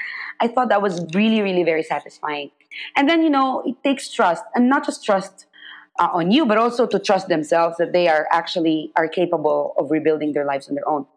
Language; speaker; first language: English; non-native, local second language; Filipino